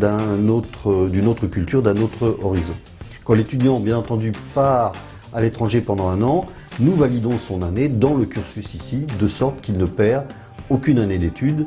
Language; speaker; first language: French; native; French